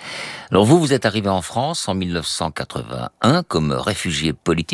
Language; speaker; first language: French; native; French